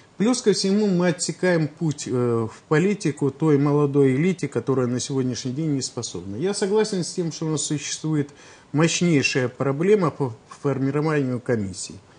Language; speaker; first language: Russian; native; Russian